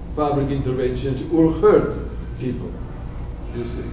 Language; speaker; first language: English; non-native, fluent; Spanish